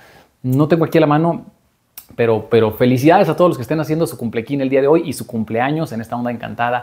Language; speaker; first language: Spanish; native; Spanish